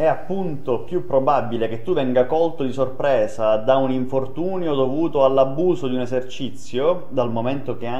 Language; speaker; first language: Italian; native; Italian